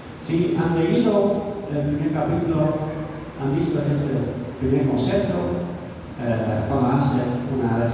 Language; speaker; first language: Spanish; non-native, fluent; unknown